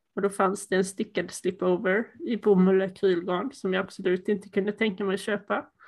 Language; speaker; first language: Swedish; native; Swedish